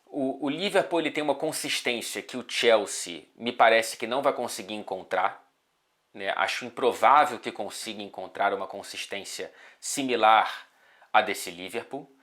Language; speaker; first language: Portuguese; native; Portuguese